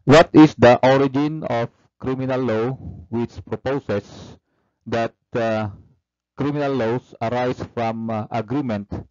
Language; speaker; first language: English; non-native, local second language; Filipino